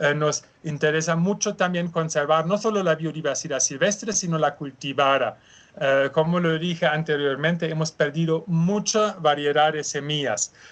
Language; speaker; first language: Spanish; non-native, fluent; German